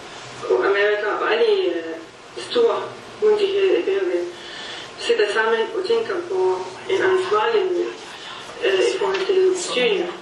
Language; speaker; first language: Danish; non-native, learner; Arabic